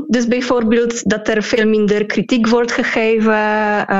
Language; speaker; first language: Dutch; non-native, fluent; Polish